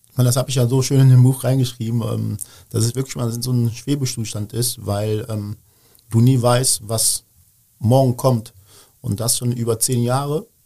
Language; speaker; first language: German; early bilingual, other home language; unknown